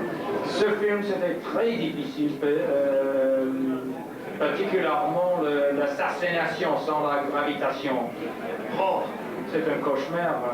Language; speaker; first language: French; non-native, learner; English